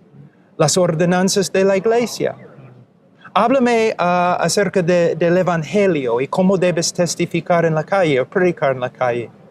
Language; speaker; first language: Spanish; non-native, fluent; English